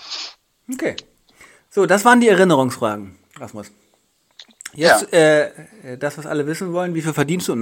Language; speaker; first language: German; native; German